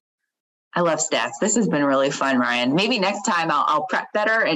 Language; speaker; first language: English; native; English